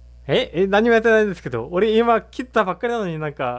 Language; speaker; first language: Japanese; native; Japanese